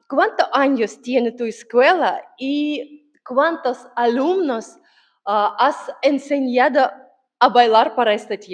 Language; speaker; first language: Spanish; non-native, fluent; Ukrainian